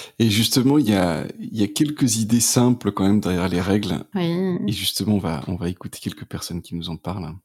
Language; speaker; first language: French; native; French